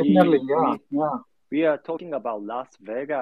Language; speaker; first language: English; non-native, learner; Japanese